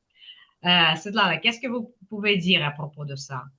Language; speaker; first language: French; non-native, fluent; Ukrainian